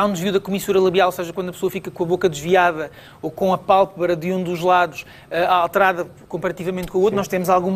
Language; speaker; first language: Portuguese; native; Portuguese